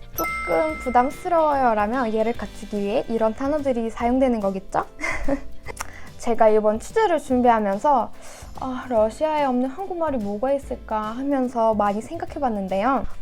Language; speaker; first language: Korean; non-native, fluent; Russian